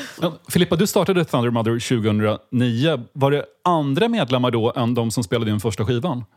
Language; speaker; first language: Swedish; native; Swedish